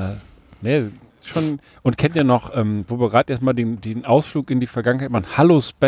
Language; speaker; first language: German; native; German